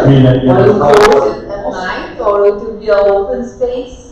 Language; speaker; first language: English; non-native, fluent; Portuguese